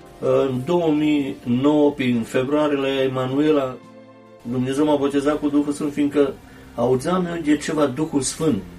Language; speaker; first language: Romanian; early bilingual, heritage; Romanian